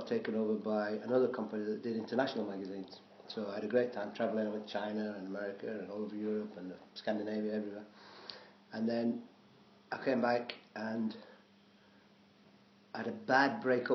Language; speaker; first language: English; native; English